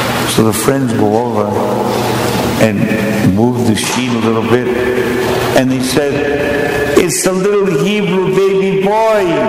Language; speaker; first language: English; native; English